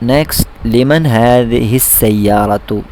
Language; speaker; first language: Arabic; non-native, fluent; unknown